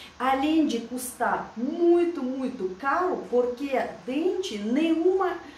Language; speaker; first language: Portuguese; non-native, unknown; Russian